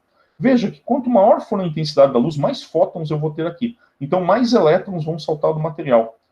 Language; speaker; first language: Portuguese; native; Portuguese